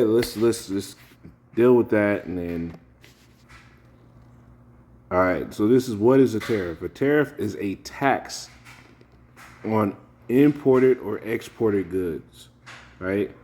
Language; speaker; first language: English; native; English